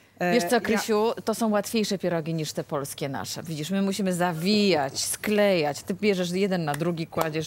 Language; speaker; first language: Polish; native; Polish